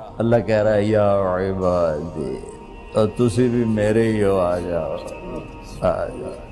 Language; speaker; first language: Urdu; non-native, local second language; Punjabi